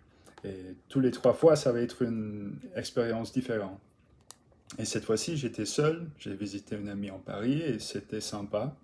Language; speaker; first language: French; non-native, learner; English